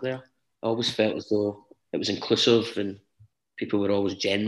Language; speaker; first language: English; native; English